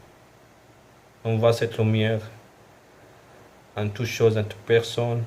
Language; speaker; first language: French; non-native, local second language; Arabic